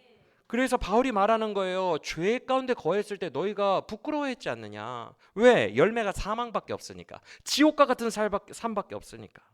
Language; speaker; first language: Korean; native; Korean